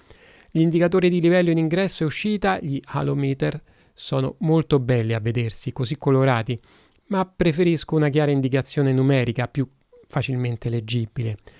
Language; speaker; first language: Italian; native; Italian